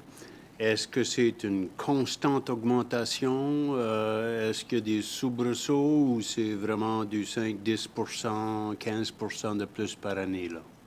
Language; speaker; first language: French; native; French